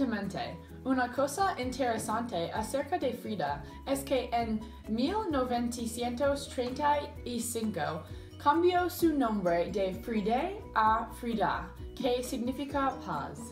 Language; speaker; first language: Spanish; non-native, learner; English